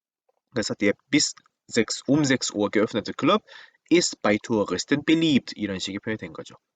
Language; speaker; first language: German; non-native, fluent; Korean